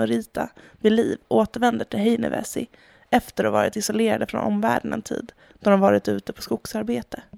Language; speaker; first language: Swedish; native; Swedish